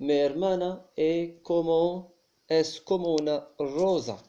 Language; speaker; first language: Spanish; non-native, fluent; Arabic